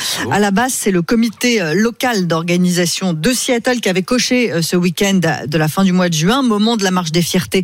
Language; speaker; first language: French; native; French